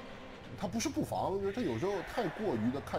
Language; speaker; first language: Chinese; native; Chinese